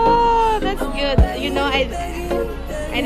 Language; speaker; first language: English; non-native, local second language; Filipino